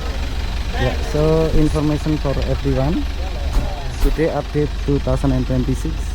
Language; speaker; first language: English; non-native, fluent; Indonesian